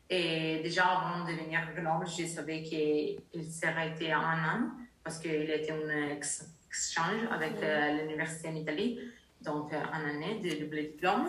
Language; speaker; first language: French; non-native, learner; Italian